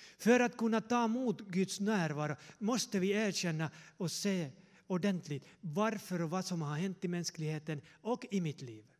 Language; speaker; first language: Swedish; non-native, fluent; Finnish